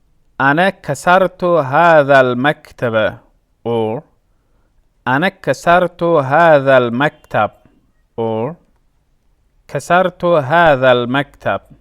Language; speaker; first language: Arabic; non-native, fluent; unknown